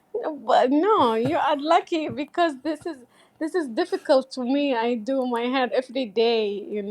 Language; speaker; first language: English; non-native, learner; Arabic